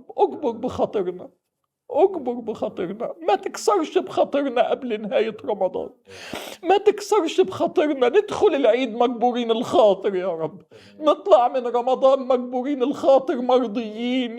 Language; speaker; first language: Arabic; native; Arabic